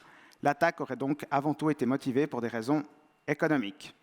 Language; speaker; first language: French; native; French